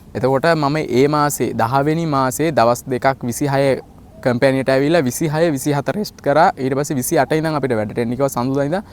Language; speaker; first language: Sinhala; native; Sinhala